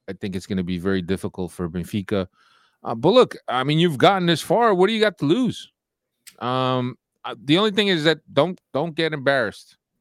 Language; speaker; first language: English; native; English